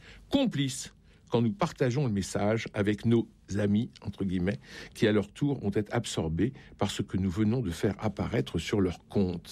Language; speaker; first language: French; native; French